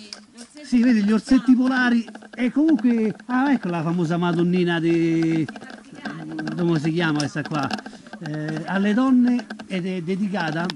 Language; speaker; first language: Italian; native; Italian